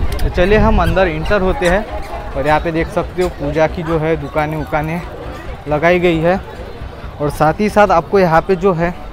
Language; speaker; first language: Hindi; non-native, local second language; Marathi